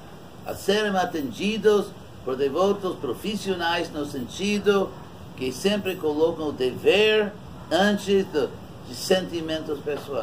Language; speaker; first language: Portuguese; non-native, fluent; English